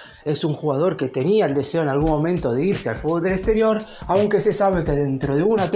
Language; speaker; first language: Spanish; native; Spanish